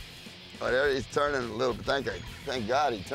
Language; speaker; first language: English; native; English